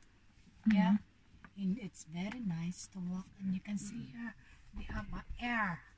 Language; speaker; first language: English; non-native, fluent; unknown